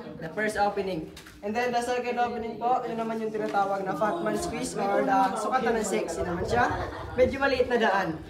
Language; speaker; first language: Filipino; non-native, local second language; Bikol